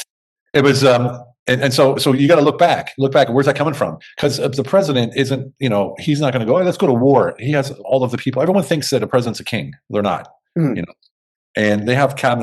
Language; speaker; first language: English; native; English